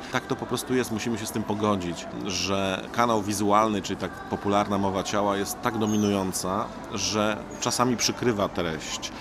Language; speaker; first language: Polish; native; Polish